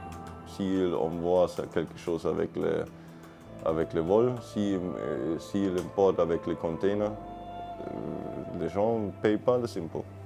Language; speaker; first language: French; non-native, learner; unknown